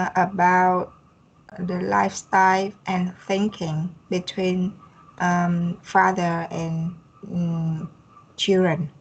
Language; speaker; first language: English; non-native, learner; Vietnamese